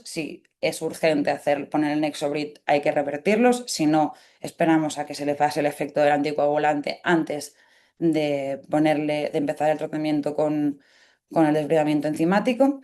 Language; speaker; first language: Spanish; native; Spanish